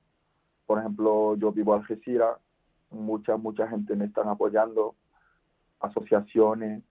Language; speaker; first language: Spanish; non-native, fluent; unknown